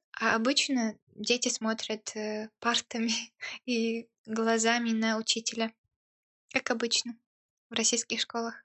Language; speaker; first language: Russian; early bilingual, heritage; Russian